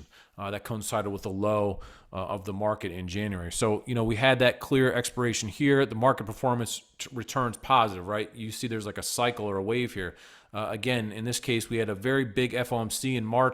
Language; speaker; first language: English; native; English